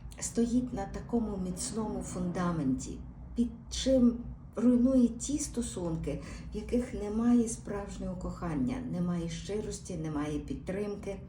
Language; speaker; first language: Ukrainian; native; Ukrainian